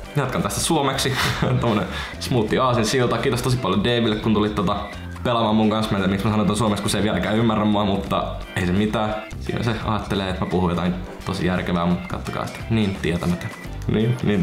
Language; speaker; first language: Finnish; native; Finnish